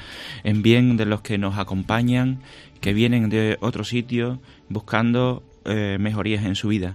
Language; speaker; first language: Spanish; native; Spanish